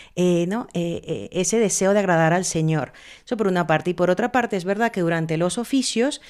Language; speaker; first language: Spanish; native; Spanish